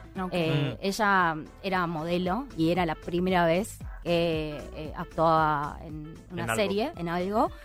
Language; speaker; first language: Spanish; native; Spanish